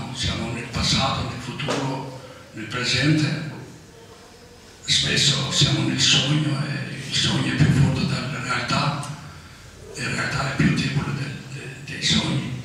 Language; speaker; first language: Italian; non-native, fluent; Albanian